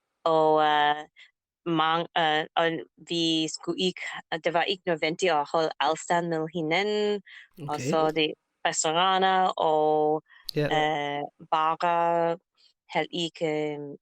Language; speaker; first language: Danish; non-native, learner; English